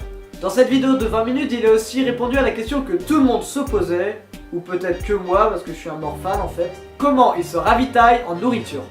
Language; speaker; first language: French; native; French